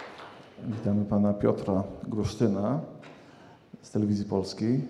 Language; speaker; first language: Polish; native; Polish